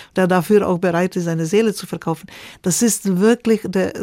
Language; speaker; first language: German; non-native, fluent; Croatian